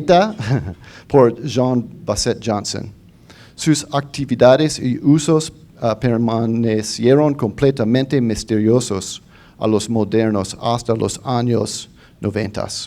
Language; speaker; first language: Spanish; non-native, fluent; English